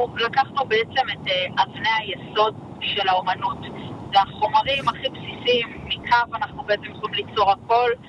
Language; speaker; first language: Hebrew; native; Hebrew